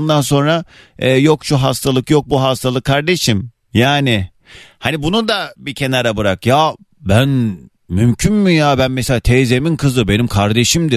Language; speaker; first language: Turkish; native; Turkish